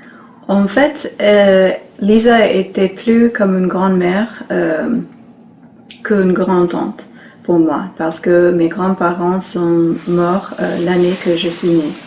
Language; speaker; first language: French; non-native, learner; English